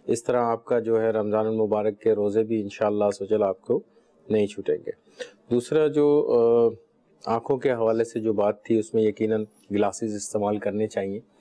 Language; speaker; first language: Urdu; native; Urdu